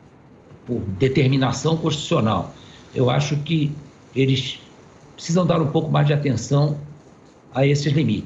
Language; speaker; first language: Portuguese; native; Portuguese